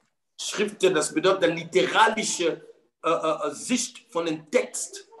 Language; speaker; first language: German; non-native, fluent; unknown